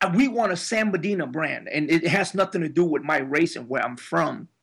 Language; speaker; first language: English; early bilingual, other home language; Spanish